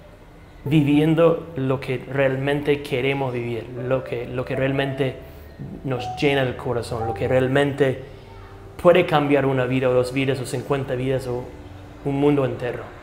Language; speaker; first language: Spanish; non-native, fluent; English